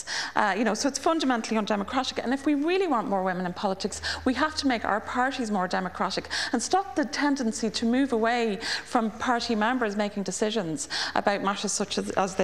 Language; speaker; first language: English; native; English